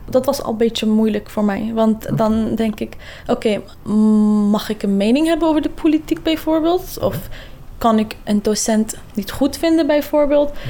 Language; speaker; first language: Dutch; early bilingual, other home language; Kurdish